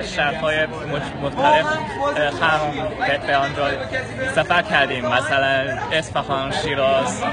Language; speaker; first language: Persian; non-native, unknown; Chinese